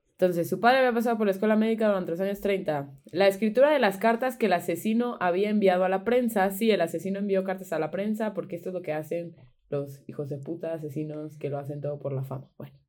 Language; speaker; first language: Spanish; native; Spanish